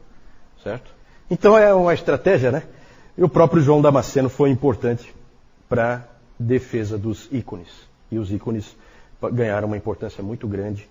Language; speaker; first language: Portuguese; native; Portuguese